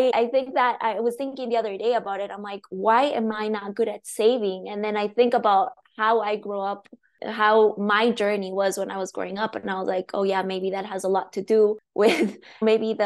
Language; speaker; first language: English; non-native, fluent; Spanish